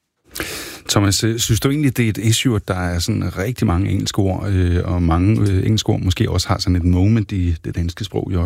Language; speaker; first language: Danish; native; Danish